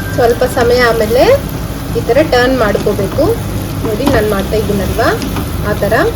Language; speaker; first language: Kannada; non-native, local second language; Telugu